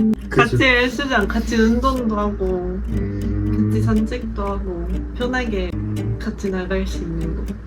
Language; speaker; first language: Korean; non-native, fluent; Japanese